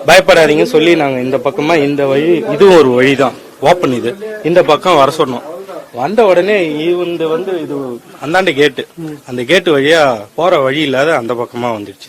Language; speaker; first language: Tamil; native; Tamil